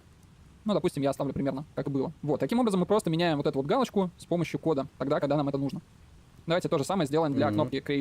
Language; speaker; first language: Russian; native; Russian